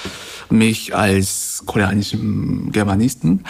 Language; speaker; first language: German; non-native, fluent; Korean